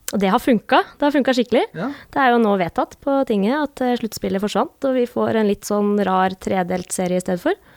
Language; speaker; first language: Norwegian; native; Norwegian